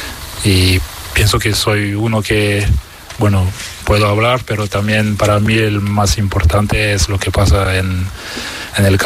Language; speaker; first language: Spanish; non-native, local second language; French